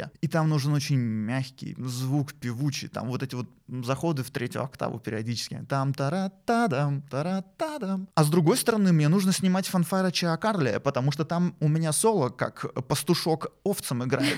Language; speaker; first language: Russian; native; Russian